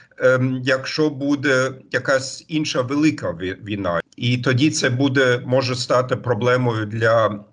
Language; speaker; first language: Ukrainian; non-native, fluent; German